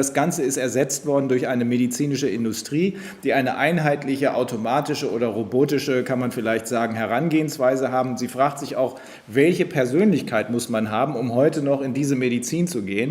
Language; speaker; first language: German; native; German